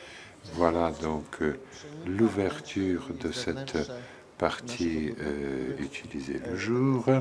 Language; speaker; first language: French; non-native, fluent; Polish